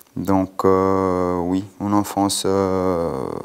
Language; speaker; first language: French; non-native, fluent; Portuguese